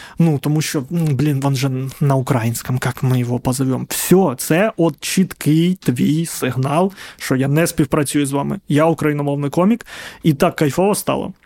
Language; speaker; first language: Ukrainian; non-native, local second language; Russian